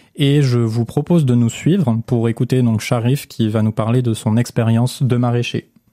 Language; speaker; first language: French; native; French